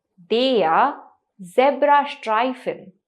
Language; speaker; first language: German; non-native, fluent; Hindi